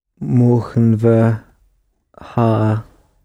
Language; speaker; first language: Dutch; non-native, learner; English